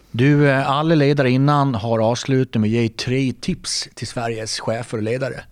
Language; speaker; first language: Swedish; native; Swedish